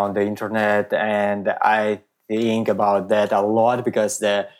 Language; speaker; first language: English; non-native, learner; Russian